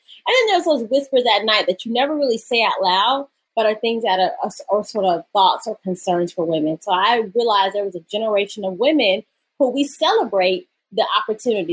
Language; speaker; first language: English; native; English